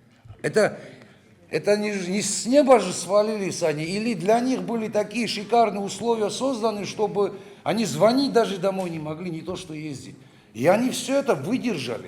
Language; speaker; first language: Russian; native; Russian